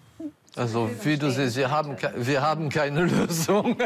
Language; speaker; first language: German; non-native, fluent; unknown